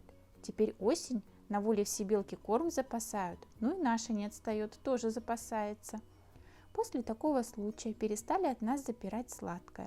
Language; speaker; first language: Russian; native; Russian